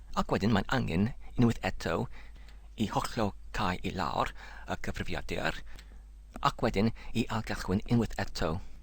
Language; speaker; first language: Welsh; non-native, learner; English